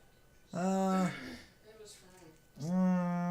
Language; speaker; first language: English; native; English